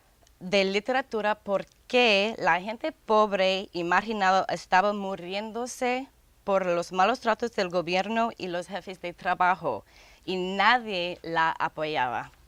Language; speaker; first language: Spanish; non-native, fluent; English